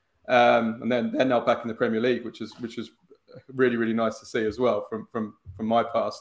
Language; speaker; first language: English; native; English